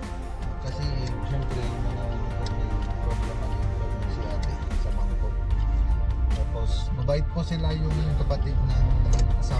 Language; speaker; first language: Filipino; non-native, learner; Hindi